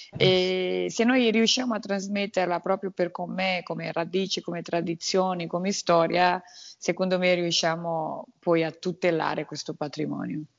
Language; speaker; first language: Italian; non-native, fluent; Portuguese